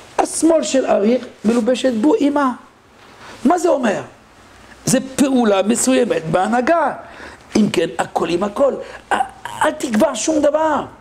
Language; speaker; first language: Hebrew; non-native, fluent; French